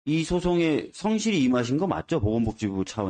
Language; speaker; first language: Korean; native; Korean